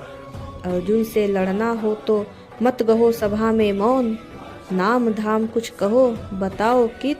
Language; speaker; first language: Hindi; native; Hindi